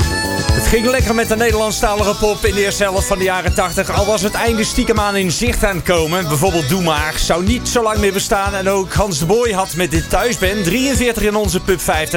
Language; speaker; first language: Dutch; native; Dutch